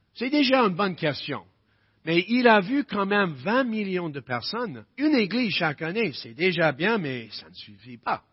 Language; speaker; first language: French; non-native, fluent; English